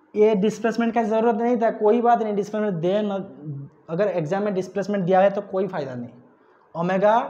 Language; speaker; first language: Hindi; non-native, local second language; Odia